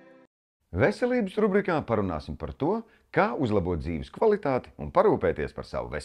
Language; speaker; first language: Latvian; native; Latvian